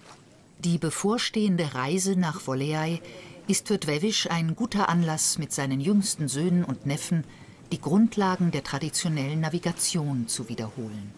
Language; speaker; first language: German; native; German